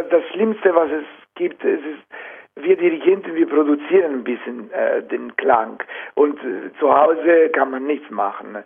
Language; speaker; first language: German; non-native, fluent; Italian